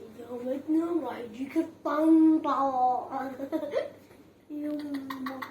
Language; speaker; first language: Arabic; native; Arabic